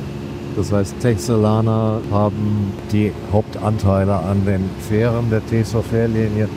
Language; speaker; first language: German; native; German